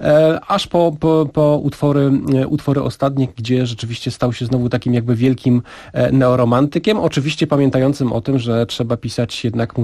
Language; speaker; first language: Polish; native; Polish